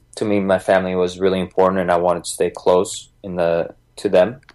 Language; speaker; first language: English; early bilingual, other home language; Bosnian